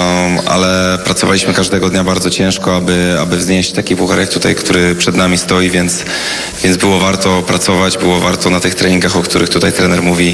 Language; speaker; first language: Polish; native; Polish